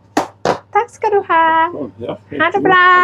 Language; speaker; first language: Norwegian; non-native, learner; Thai